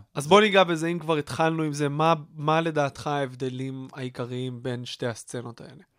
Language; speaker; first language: Hebrew; native; Hebrew